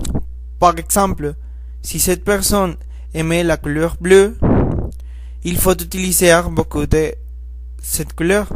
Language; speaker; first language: French; non-native, learner; Spanish